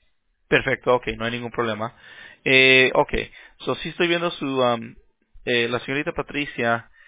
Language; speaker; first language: Spanish; early bilingual, heritage; Spanish